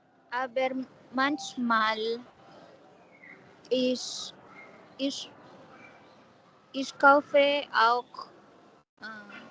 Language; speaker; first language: German; non-native, learner; Filipino